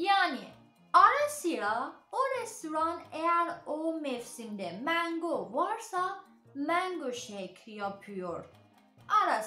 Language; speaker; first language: Turkish; non-native, learner; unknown